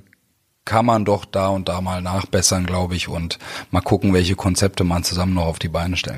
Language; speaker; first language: German; native; German